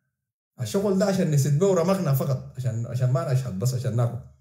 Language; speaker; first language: Arabic; native; Arabic